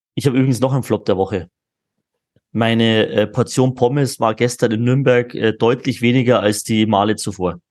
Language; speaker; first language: German; native; German